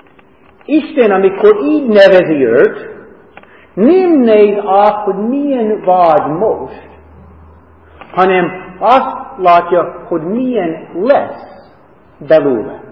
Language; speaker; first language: Hungarian; non-native, fluent; English